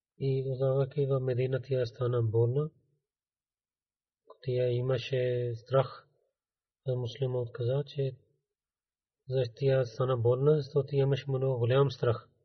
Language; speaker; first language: Bulgarian; non-native, learner; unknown